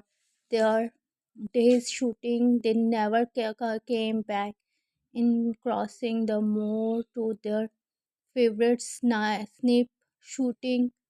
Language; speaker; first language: English; non-native, learner; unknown